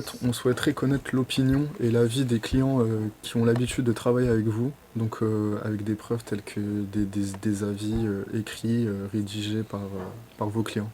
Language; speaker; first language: French; native; French